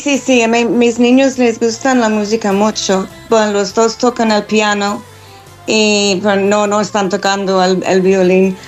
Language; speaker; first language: Spanish; non-native, learner; English